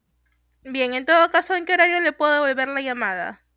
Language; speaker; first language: Spanish; native; Spanish